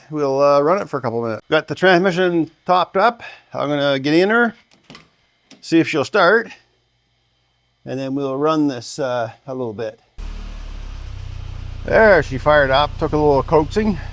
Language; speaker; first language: English; native; English